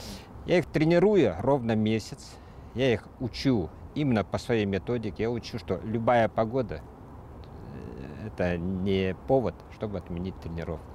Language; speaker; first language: Russian; native; Russian